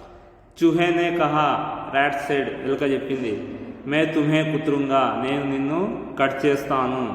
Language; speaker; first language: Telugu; native; Telugu